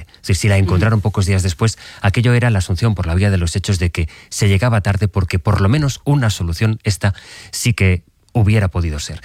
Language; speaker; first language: Spanish; native; Spanish